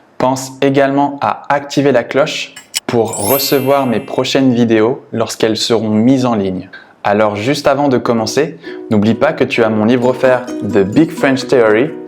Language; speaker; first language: French; native; French